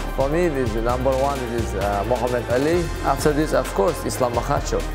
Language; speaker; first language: English; non-native, learner; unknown